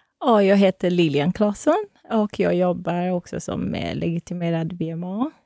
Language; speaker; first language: Swedish; non-native, fluent; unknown